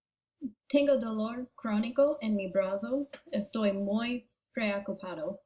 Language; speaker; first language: Spanish; non-native, learner; English